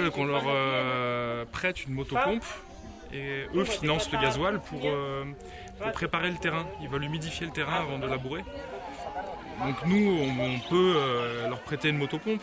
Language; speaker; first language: French; native; French